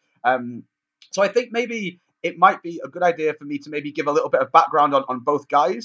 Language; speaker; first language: English; native; English